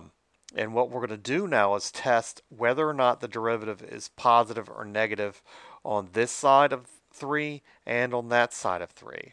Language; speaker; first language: English; native; English